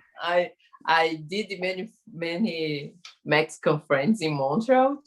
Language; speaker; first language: English; non-native, learner; Portuguese